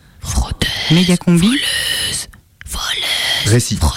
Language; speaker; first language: French; native; French